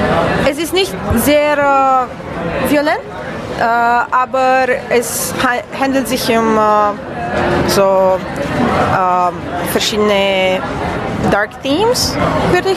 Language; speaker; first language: German; non-native, learner; Romanian